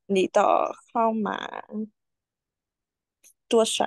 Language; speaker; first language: Chinese; non-native, learner; Vietnamese